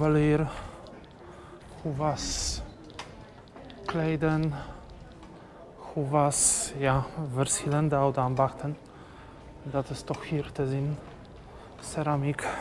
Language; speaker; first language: Dutch; non-native, learner; Polish